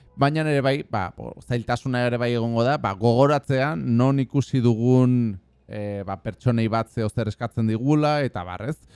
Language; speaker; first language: Basque; non-native, fluent; Spanish